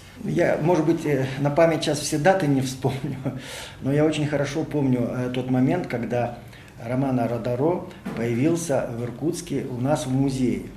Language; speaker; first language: Russian; native; Russian